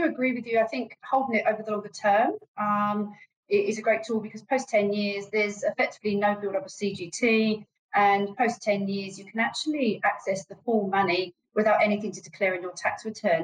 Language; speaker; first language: English; native; English